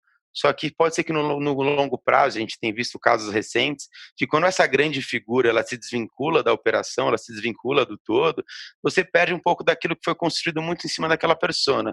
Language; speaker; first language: Portuguese; native; Portuguese